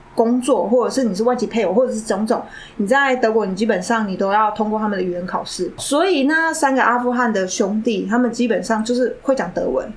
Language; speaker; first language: Chinese; native; Chinese